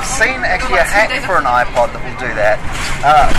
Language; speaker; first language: English; native; English